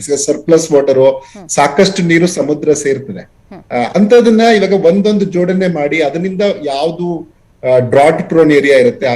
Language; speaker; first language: Kannada; native; Kannada